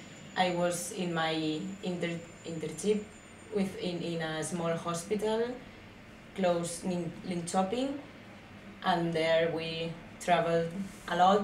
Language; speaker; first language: English; non-native, learner; Spanish